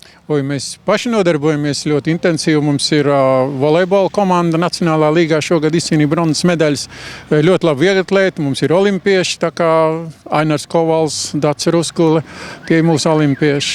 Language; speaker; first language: Latvian; native; Latvian